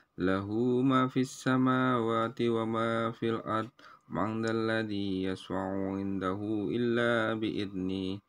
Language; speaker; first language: Arabic; non-native, learner; Indonesian